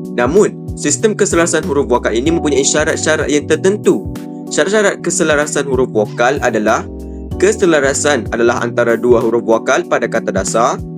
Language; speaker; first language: Malay; native; Malay